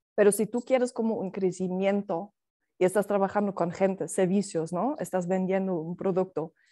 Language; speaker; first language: Spanish; non-native, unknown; German